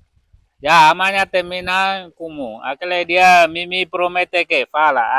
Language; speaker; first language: Portuguese; non-native, learner; Vietnamese